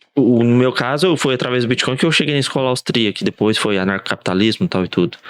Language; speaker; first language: Portuguese; native; Portuguese